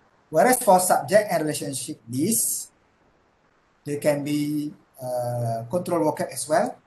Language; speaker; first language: English; non-native, local second language; Malay